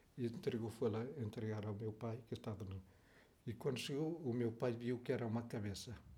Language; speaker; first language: Portuguese; non-native, local second language; Tetum